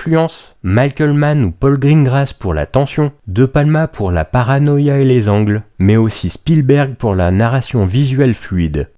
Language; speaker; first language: French; native; French